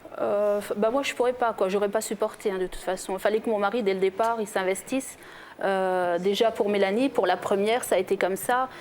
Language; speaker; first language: French; native; French